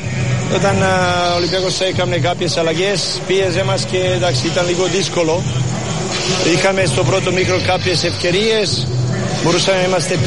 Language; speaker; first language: Greek; non-native, fluent; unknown